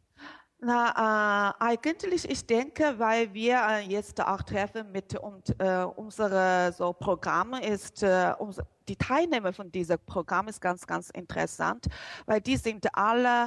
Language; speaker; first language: German; non-native, learner; Chinese